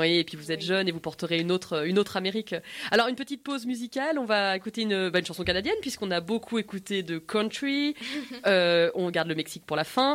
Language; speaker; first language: French; native; French